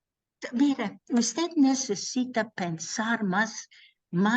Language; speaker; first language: Spanish; non-native, learner; English